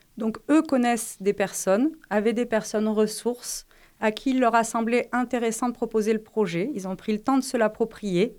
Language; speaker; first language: French; native; French